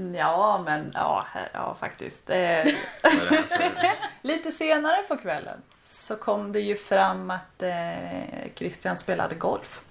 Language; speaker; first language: Swedish; native; Swedish